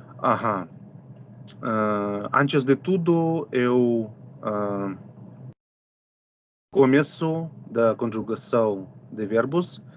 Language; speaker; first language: Portuguese; non-native, fluent; Russian